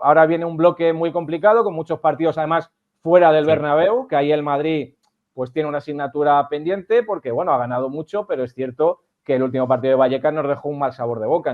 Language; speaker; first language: Spanish; native; Spanish